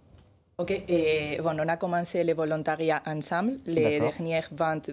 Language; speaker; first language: French; non-native, learner; Spanish